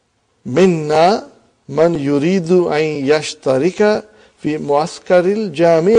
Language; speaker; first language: Arabic; non-native, fluent; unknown